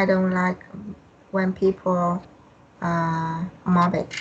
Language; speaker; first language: English; non-native, learner; Vietnamese